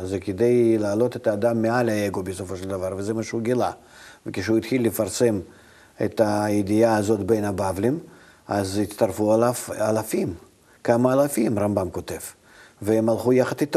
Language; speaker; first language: Hebrew; non-native, fluent; Russian